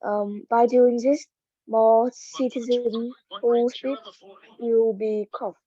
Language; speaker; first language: English; non-native, learner; Vietnamese